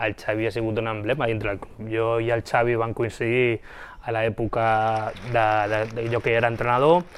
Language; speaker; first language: Catalan; non-native, local second language; Spanish